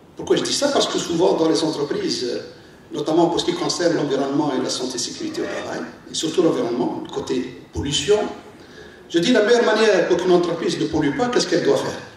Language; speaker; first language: French; non-native, local second language; Arabic